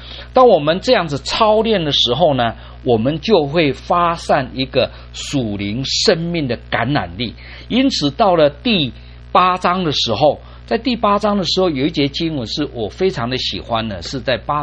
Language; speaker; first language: Chinese; native; Chinese